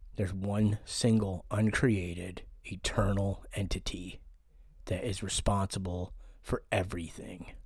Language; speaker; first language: English; native; English